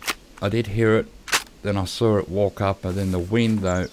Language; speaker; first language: English; native; English